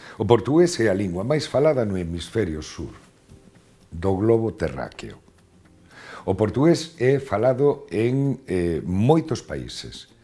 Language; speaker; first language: Galician; non-native, local second language; Spanish